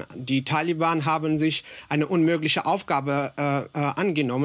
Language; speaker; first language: German; non-native, fluent; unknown